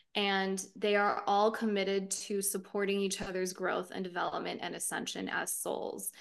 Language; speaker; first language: English; native; English